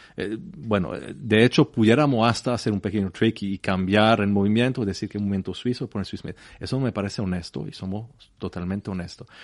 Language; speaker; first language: Spanish; non-native, fluent; French